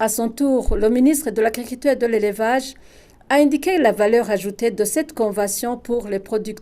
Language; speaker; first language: French; non-native, local second language; Rundi